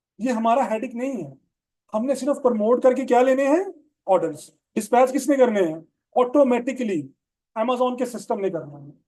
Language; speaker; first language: Urdu; non-native, local second language; Punjabi